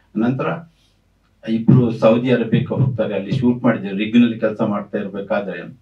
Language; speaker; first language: Kannada; native; Kannada